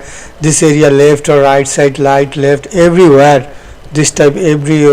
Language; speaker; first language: English; non-native, learner; Bangla